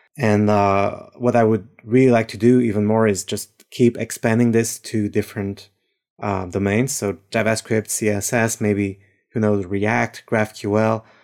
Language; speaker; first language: English; non-native, fluent; French